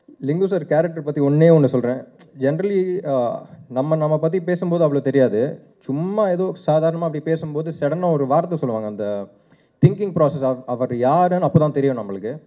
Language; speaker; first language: Tamil; non-native, local second language; Telugu